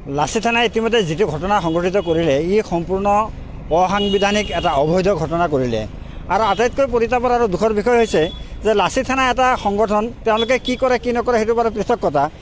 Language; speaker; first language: Assamese; non-native, local second language; Bangla